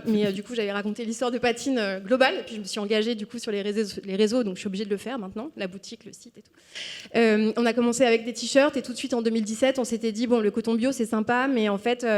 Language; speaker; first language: French; native; French